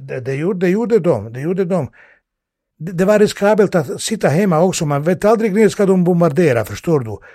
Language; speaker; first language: Swedish; non-native, fluent; Bosnian